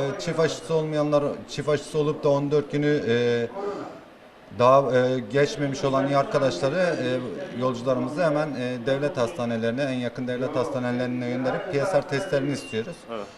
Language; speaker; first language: Turkish; non-native, fluent; Persian